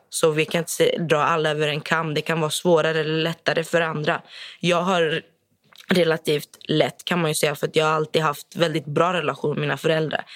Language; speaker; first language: Swedish; early bilingual, other home language; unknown